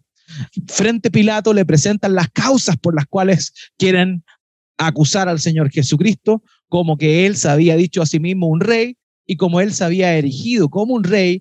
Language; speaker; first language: Spanish; native; Spanish